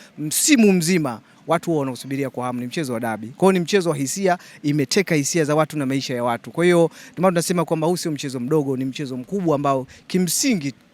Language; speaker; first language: Swahili; native; Swahili